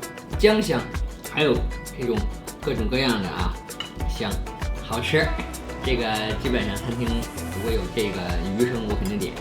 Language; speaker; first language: Chinese; native; Chinese